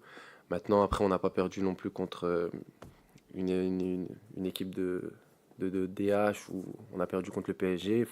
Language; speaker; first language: French; native; French